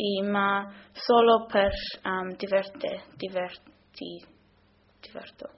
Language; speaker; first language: Italian; non-native, learner; English